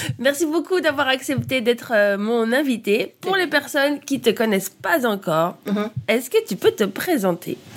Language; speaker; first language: French; native; French